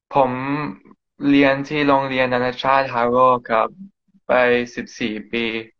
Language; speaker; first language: Thai; early bilingual, other home language; English